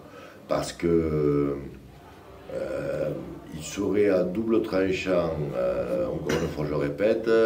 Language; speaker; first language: French; native; French